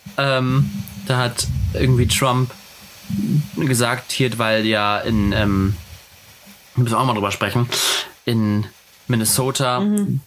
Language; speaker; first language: German; native; German